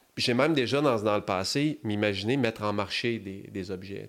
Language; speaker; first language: French; native; French